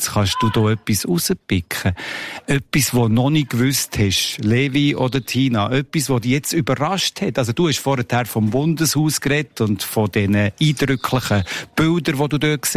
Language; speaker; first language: German; native; German